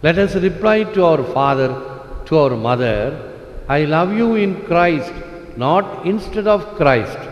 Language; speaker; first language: English; non-native, local second language; Tamil